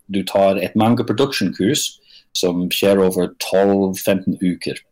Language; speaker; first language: Norwegian; non-native, fluent; English